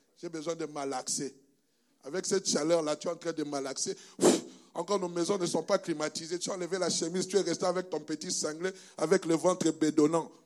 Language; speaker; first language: French; non-native, local second language; Luba-Lulua